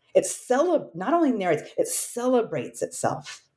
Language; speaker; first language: English; native; English